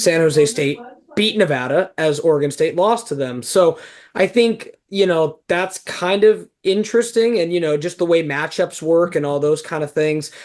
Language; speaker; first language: English; native; English